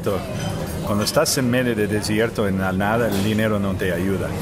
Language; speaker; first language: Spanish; non-native, fluent; English